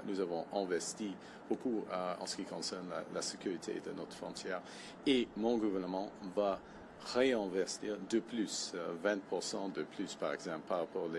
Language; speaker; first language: French; non-native, fluent; English